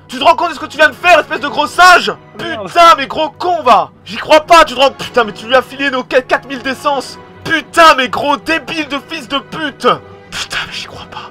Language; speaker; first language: French; native; French